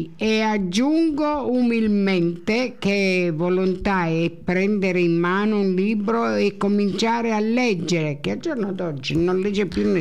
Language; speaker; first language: Italian; native; Italian